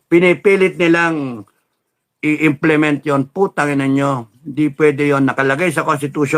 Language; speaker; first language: Filipino; native; Filipino